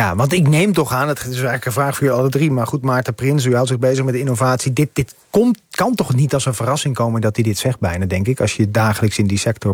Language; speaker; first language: Dutch; native; Dutch